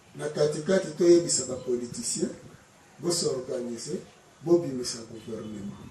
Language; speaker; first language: Lingala; non-native, local second language; Kongo